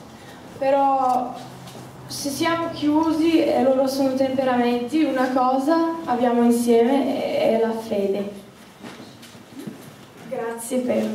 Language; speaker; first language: Italian; early bilingual, heritage; Slovak